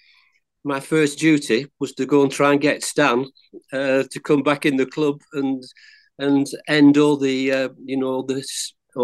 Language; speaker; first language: English; native; English